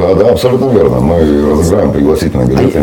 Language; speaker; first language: Russian; native; Russian